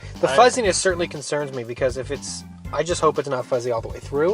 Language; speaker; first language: English; native; English